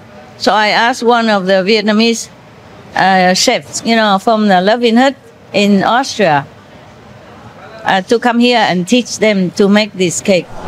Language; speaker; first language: English; non-native, fluent; Vietnamese